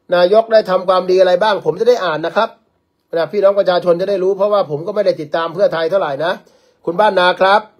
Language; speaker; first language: Thai; native; Thai